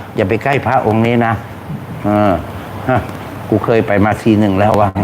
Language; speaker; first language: Thai; native; Thai